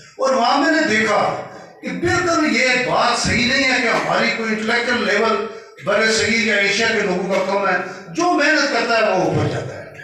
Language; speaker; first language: Urdu; non-native, local second language; Northern Hindko